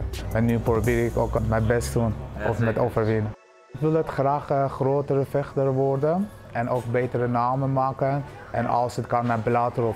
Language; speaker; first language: Dutch; early bilingual, other home language; Persian